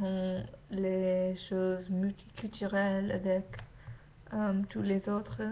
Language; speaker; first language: French; non-native, learner; English